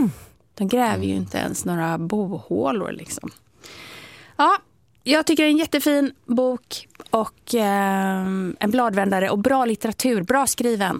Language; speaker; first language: Swedish; native; Swedish